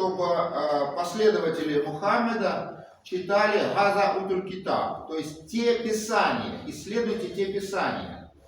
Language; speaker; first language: Russian; native; Russian